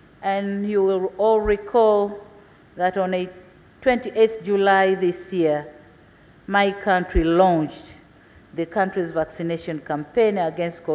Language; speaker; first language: English; non-native, local second language; Swahili